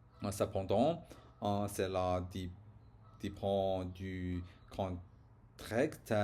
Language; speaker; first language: French; non-native, learner; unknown